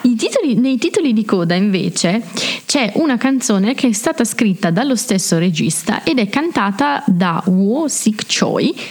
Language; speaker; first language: Italian; native; Italian